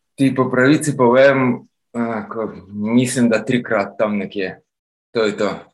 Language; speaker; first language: Slovenian; non-native, fluent; Ukrainian